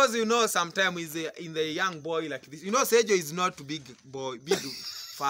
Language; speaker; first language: English; non-native, learner; Swahili